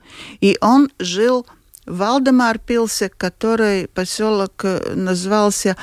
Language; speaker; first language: Russian; non-native, local second language; Latvian